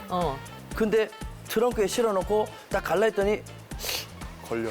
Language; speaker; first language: Korean; native; Korean